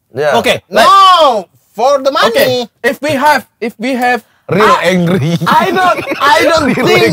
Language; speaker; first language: English; non-native, learner; Indonesian